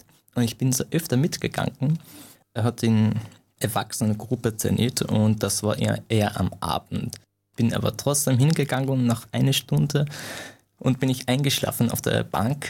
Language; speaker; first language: German; non-native, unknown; Persian